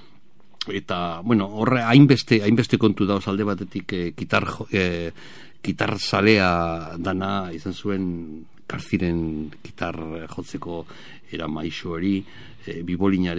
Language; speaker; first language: Basque; native; Basque